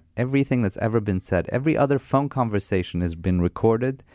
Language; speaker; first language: English; non-native, fluent; Armenian